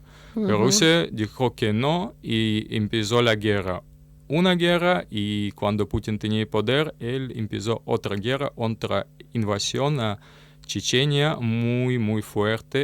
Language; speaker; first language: Spanish; non-native, learner; Russian